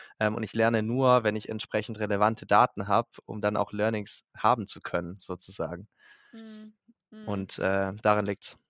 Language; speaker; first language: German; native; German